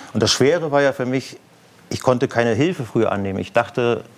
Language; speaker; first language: German; native; German